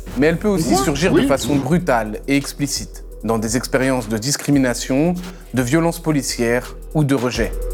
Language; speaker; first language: French; native; French